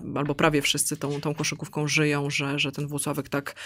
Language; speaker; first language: Polish; native; Polish